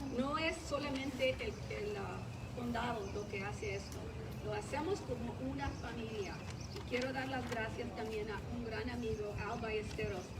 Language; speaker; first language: Spanish; early bilingual, heritage; Spanish